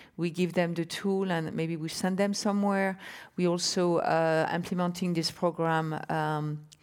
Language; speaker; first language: English; non-native, fluent; French